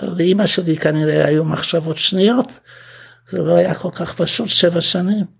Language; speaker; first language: Hebrew; non-native, fluent; Polish